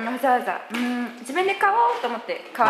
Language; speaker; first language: Japanese; native; Japanese